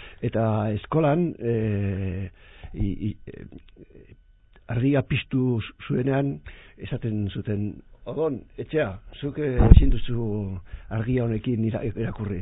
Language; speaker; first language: Basque; non-native, local second language; Spanish